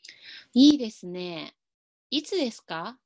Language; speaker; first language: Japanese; non-native, fluent; Chinese